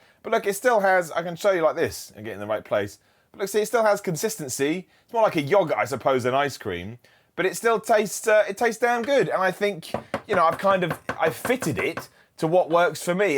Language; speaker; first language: English; native; English